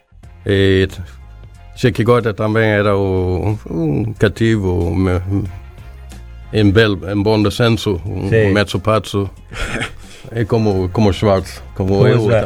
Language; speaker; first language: Italian; non-native, learner; Swedish